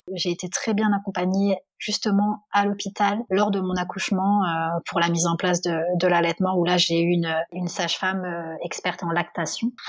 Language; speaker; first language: French; native; French